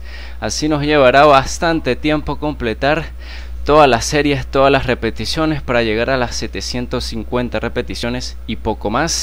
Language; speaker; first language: Spanish; native; Spanish